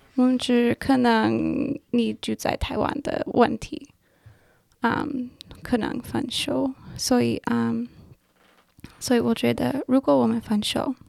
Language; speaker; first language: Chinese; non-native, learner; English